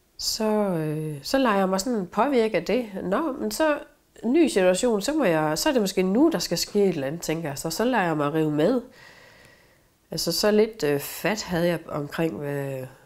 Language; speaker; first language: Danish; native; Danish